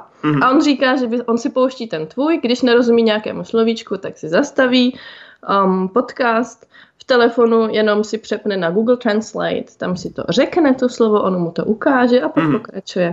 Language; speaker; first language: Czech; native; Czech